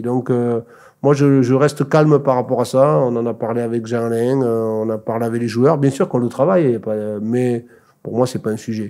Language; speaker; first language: French; native; French